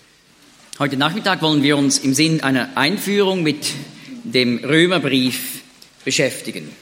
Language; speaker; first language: German; native; German